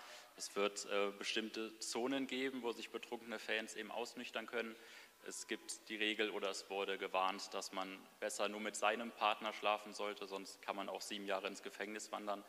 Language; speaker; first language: German; native; German